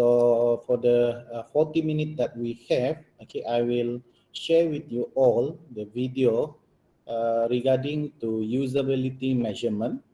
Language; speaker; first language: English; non-native, local second language; Malay